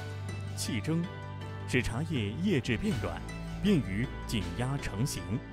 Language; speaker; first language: Chinese; native; Chinese